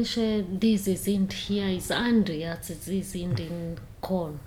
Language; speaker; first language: German; non-native, learner; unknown